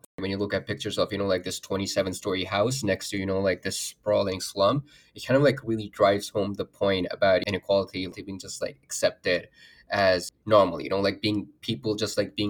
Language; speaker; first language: English; non-native, local second language; Urdu